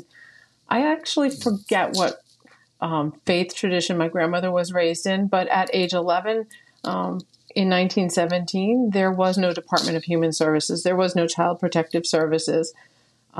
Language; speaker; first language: English; native; English